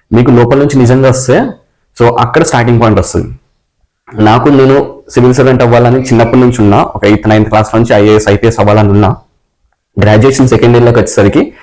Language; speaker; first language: Telugu; native; Telugu